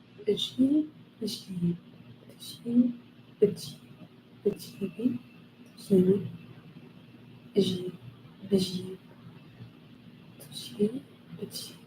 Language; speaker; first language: Arabic; non-native, learner; English